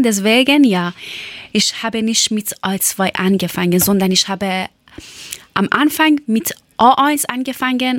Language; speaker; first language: German; non-native, learner; Persian